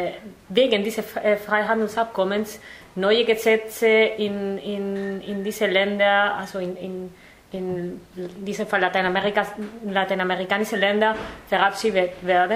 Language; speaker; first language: German; non-native, fluent; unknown